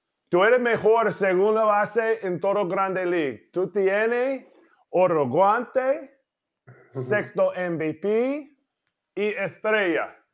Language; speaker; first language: Spanish; non-native, learner; English